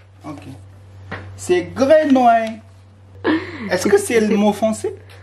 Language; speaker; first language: French; non-native, learner; Tibetan